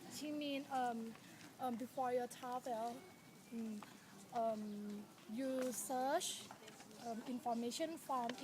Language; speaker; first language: English; non-native, learner; Thai